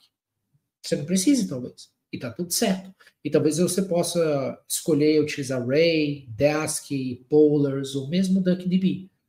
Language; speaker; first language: Portuguese; native; Portuguese